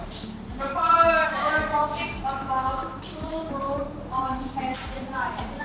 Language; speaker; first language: English; non-native, learner; Indonesian